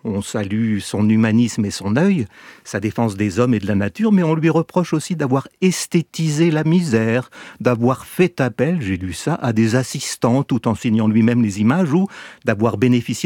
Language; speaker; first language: French; native; French